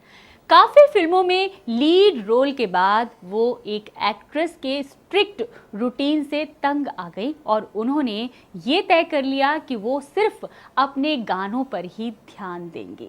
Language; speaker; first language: Hindi; native; Hindi